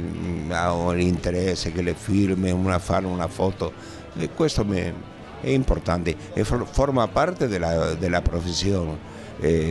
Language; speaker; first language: Italian; non-native, learner; Spanish